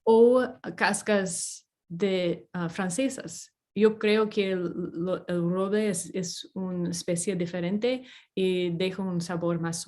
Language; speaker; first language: Spanish; non-native, fluent; English